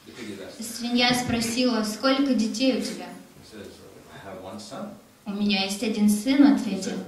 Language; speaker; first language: Russian; native; Russian